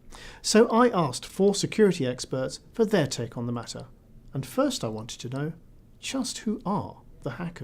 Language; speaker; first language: English; native; English